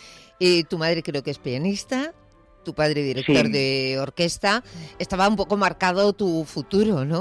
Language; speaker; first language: Spanish; native; Spanish